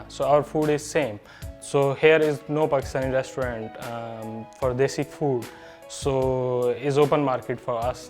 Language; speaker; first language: English; non-native, learner; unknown